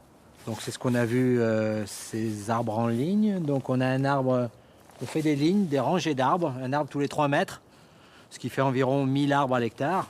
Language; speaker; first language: French; native; French